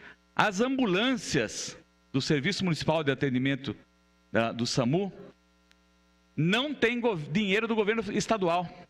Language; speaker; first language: Portuguese; native; Portuguese